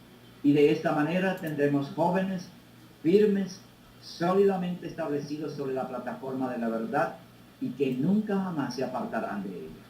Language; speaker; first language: Spanish; native; Spanish